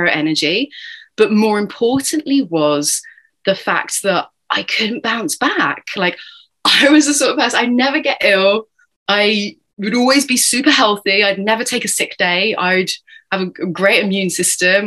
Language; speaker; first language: English; native; English